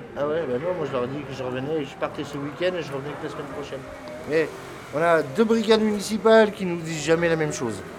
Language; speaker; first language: French; native; French